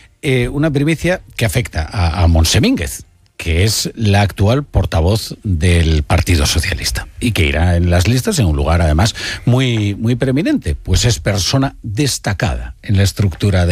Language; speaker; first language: Spanish; native; Spanish